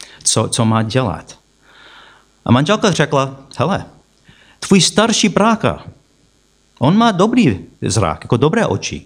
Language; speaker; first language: Czech; non-native, fluent; English